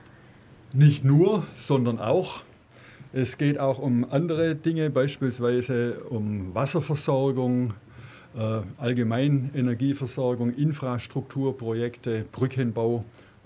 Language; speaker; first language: German; native; German